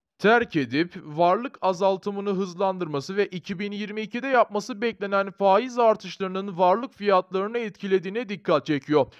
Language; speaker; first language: Turkish; native; Turkish